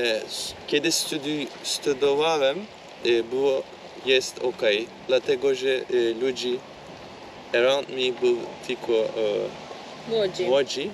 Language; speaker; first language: Polish; non-native, learner; Turkish